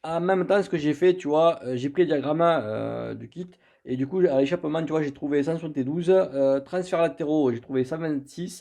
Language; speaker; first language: French; native; French